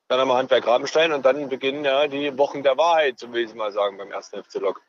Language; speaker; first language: German; native; German